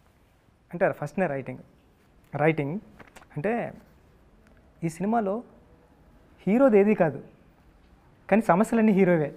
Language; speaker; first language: Telugu; native; Telugu